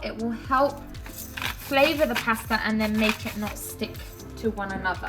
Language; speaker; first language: English; native; English